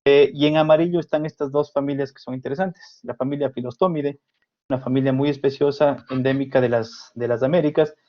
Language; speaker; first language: Spanish; native; Spanish